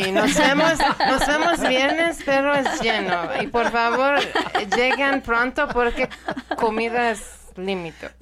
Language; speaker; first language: Spanish; non-native, learner; Persian